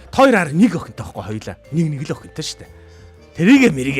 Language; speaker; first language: Mongolian; native; Mongolian